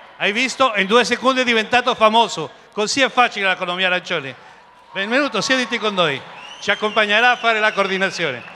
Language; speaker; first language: Italian; non-native, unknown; Spanish